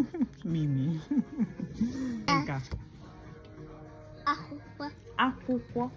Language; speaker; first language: Igbo; non-native, learner; Indonesian